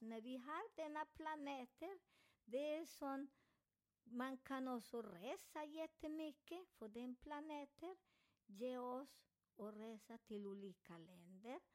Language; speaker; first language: Swedish; non-native, learner; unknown